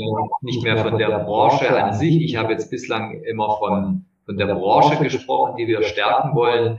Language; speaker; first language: German; native; German